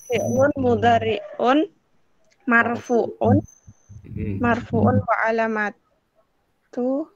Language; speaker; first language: Arabic; non-native, learner; Indonesian